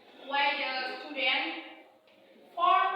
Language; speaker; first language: English; non-native, learner; Indonesian